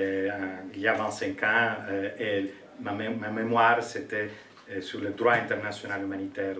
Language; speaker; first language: French; non-native, fluent; Italian